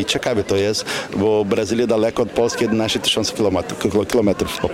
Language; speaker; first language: Polish; non-native, fluent; Portuguese